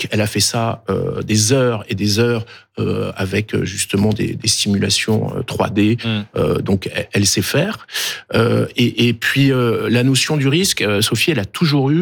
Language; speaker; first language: French; native; French